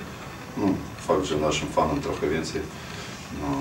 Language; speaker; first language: Polish; non-native, fluent; Lithuanian